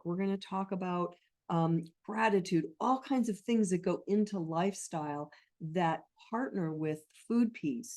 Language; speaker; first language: English; native; English